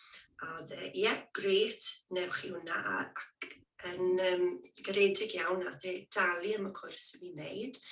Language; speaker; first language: Welsh; native; Welsh